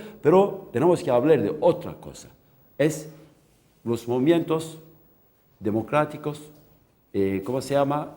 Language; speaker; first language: Spanish; non-native, local second language; Kurdish